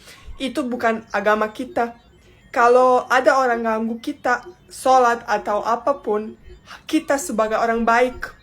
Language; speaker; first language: Indonesian; non-native, fluent; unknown